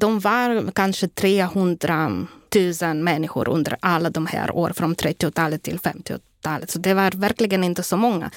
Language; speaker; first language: Swedish; non-native, fluent; Ukrainian